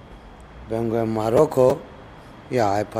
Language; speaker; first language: Spanish; non-native, learner; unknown